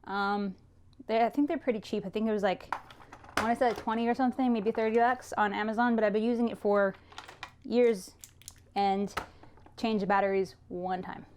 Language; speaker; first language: English; native; English